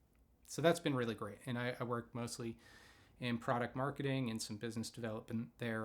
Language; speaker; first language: English; native; English